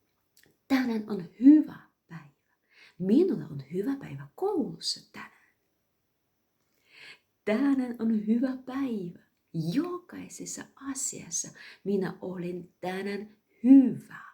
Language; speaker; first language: Finnish; non-native, fluent; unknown